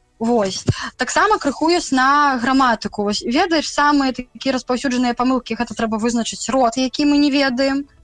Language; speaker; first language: Belarusian; native; Belarusian